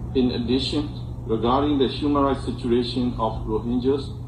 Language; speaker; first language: English; non-native, fluent; Burmese